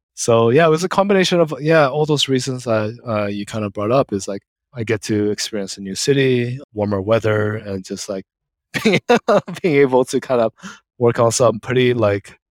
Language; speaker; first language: English; native; English